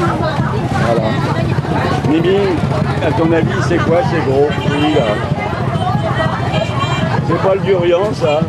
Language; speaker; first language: French; native; French